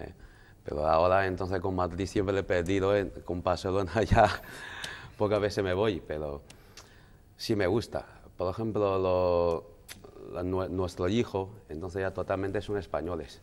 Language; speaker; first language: Spanish; non-native, learner; Chinese